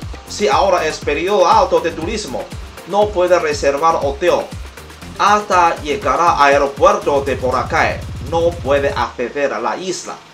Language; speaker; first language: Spanish; non-native, learner; Chinese